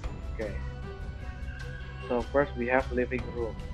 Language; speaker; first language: English; non-native, fluent; Indonesian